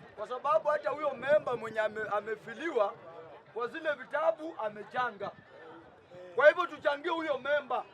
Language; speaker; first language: Swahili; native; Swahili